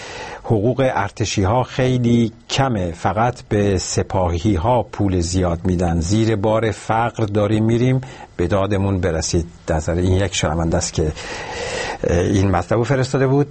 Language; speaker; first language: Persian; native; Persian